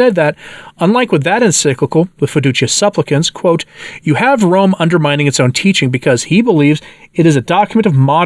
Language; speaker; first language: English; native; English